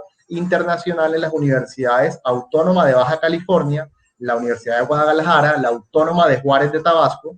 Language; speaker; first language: Spanish; native; Spanish